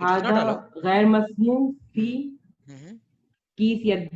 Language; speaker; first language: Arabic; non-native, learner; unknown